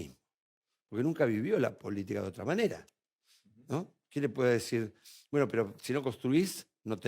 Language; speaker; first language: Spanish; native; Spanish